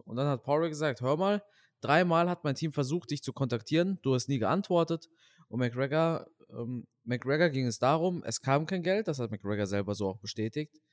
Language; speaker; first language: German; native; German